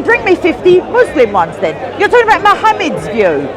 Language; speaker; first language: English; native; English